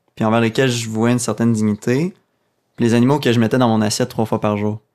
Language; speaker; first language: French; native; French